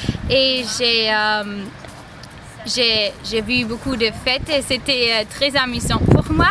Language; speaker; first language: French; non-native, learner; English